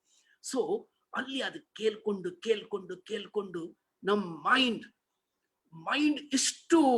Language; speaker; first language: Kannada; non-native, learner; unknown